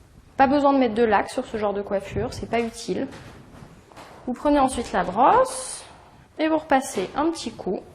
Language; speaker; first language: French; native; French